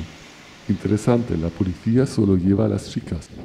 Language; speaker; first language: Spanish; non-native, fluent; German